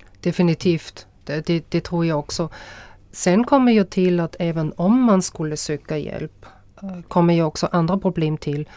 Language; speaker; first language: Swedish; non-native, fluent; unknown